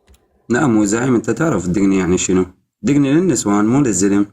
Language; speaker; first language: Arabic; native; Arabic